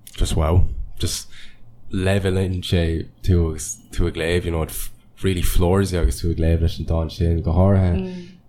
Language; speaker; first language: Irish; non-native, local second language; English